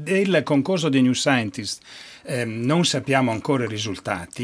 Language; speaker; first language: Italian; native; Italian